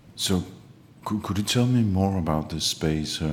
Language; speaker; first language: English; non-native, fluent; Danish